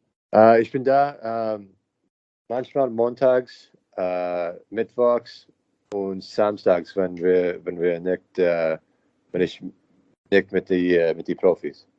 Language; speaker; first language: German; non-native, learner; English